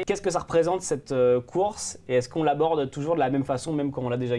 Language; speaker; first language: French; native; French